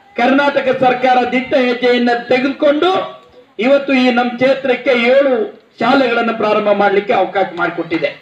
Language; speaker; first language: Kannada; native; Kannada